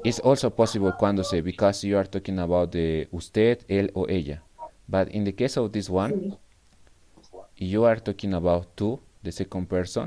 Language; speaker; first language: English; non-native, fluent; Spanish